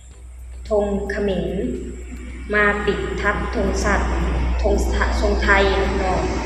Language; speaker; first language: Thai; non-native, local second language; Northeastern Thai